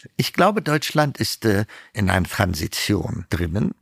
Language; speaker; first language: German; non-native, fluent; Amharic